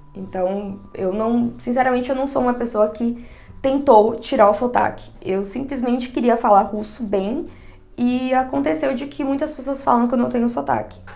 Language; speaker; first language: Portuguese; native; Portuguese